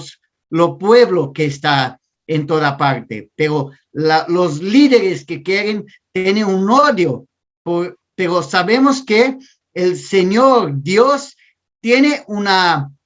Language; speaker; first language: Spanish; non-native, learner; Portuguese